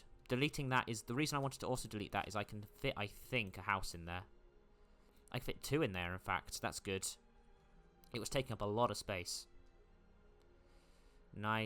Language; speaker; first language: English; native; English